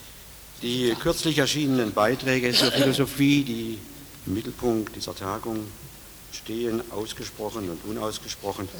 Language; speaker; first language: German; native; German